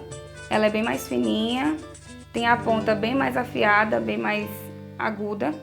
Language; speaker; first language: Portuguese; native; Portuguese